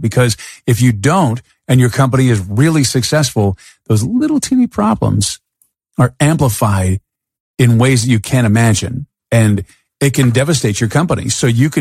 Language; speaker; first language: English; native; English